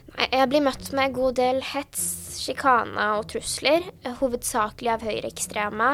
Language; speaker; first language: Norwegian; early bilingual, other home language; Urdu